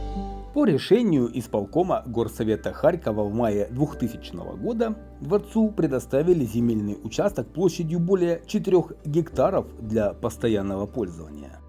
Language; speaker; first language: Russian; native; Russian